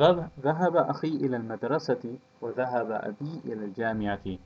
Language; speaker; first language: Arabic; non-native, fluent; English